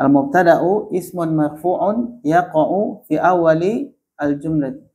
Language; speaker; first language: Arabic; non-native, learner; Indonesian